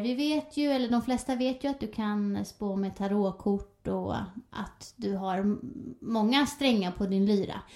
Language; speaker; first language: Swedish; native; Swedish